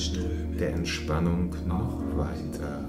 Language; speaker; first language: German; native; German